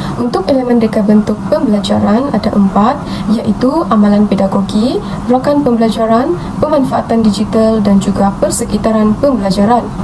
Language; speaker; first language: Malay; non-native, local second language; Central Dusun